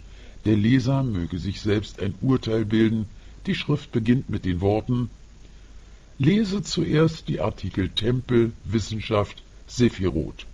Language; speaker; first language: German; native; German